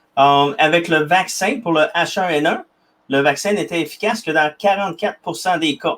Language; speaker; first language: French; native; French